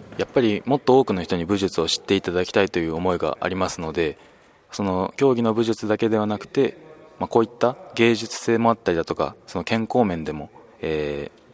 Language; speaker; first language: Japanese; native; Japanese